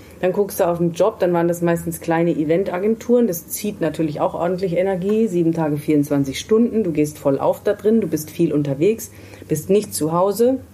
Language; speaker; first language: German; native; German